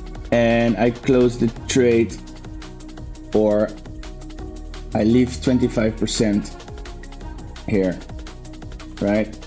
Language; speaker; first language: English; non-native, fluent; Dutch